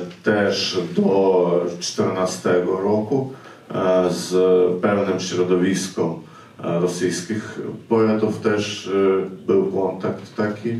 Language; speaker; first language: Polish; non-native, fluent; Ukrainian